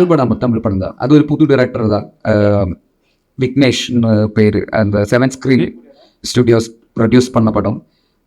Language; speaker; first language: Tamil; non-native, local second language; Malayalam